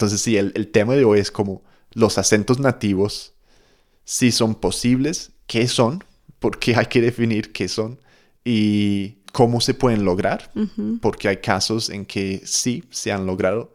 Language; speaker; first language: Spanish; non-native, fluent; English